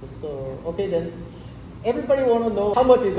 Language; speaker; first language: English; non-native, learner; Korean